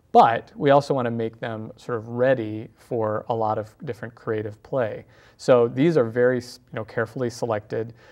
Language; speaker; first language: English; native; English